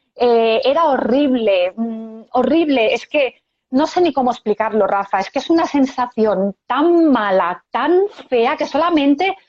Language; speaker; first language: Spanish; native; Spanish